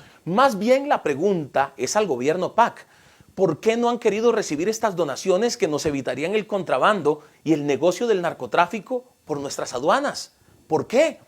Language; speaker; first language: Spanish; native; Spanish